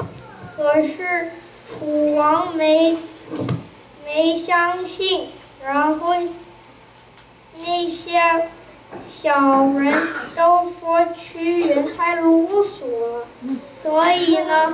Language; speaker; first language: Chinese; early bilingual, heritage; Chinese